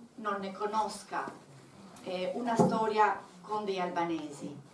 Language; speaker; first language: Italian; non-native, fluent; Albanian